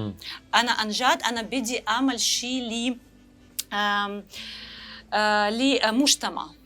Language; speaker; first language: Arabic; non-native, learner; Russian